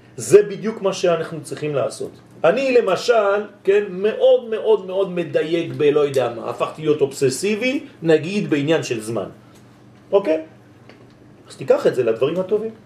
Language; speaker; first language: Hebrew; non-native, fluent; French